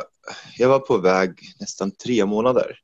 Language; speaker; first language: Swedish; non-native, fluent; Arabic